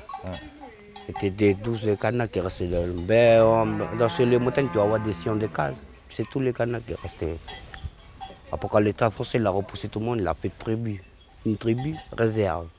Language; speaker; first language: French; non-native, local second language; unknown